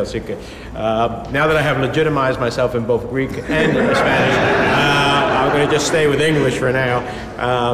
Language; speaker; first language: English; early bilingual, other home language; Spanish